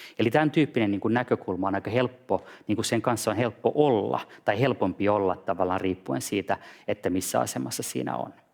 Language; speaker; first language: Finnish; non-native, local second language; Swedish